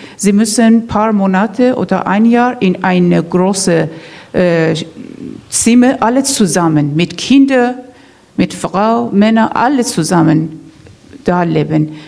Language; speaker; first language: German; non-native, learner; Persian